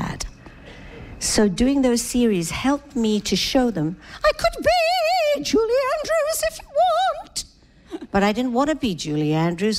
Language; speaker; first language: English; native; English